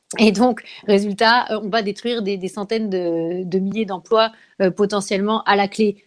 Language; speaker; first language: French; native; French